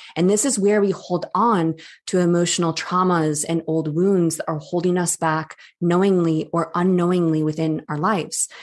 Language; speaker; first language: English; native; English